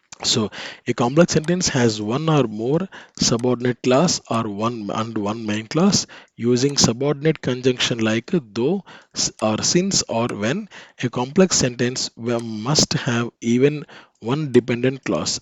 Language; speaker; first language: English; non-native, local second language; Telugu